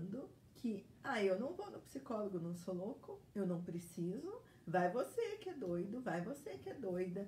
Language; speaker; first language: Portuguese; native; Portuguese